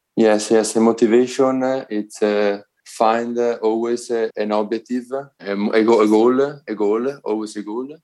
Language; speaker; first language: English; non-native, learner; Italian